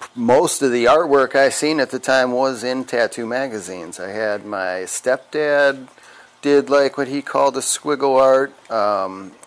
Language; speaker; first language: English; native; English